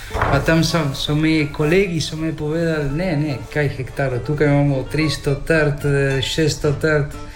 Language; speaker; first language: Slovenian; early bilingual, heritage; Slovenian